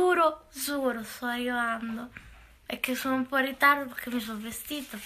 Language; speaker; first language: Italian; native; Italian